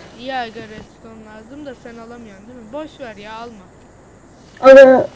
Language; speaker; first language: Turkish; native; Turkish